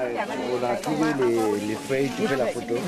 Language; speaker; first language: French; non-native, fluent; Burmese